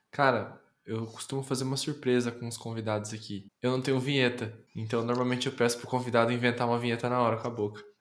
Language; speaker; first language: Portuguese; native; Portuguese